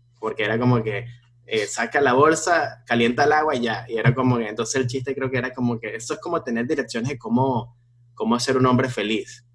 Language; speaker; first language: Spanish; native; Spanish